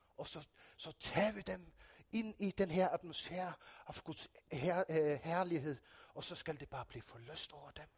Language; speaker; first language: Danish; non-native, local second language; Faroese